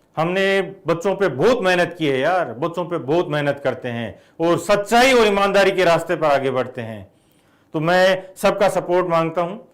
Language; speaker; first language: Hindi; native; Hindi